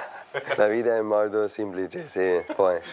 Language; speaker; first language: Italian; non-native, fluent; German